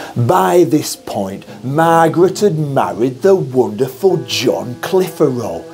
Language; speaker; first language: English; native; English